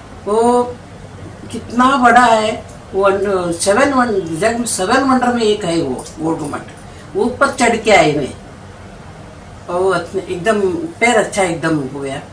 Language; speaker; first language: Hindi; non-native, local second language; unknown